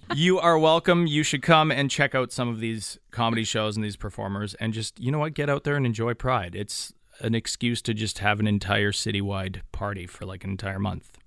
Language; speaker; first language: English; native; English